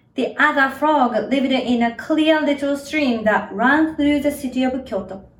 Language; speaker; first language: English; non-native, fluent; Japanese